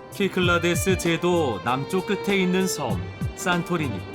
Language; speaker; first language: Korean; native; Korean